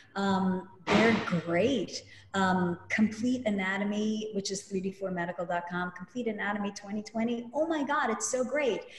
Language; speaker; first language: English; native; English